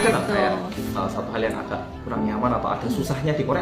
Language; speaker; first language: Indonesian; native; Indonesian